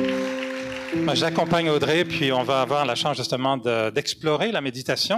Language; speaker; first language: French; native; French